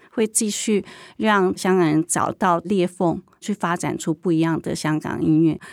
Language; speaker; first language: Chinese; native; Chinese